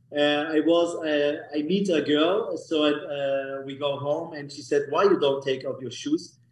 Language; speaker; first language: English; non-native, learner; German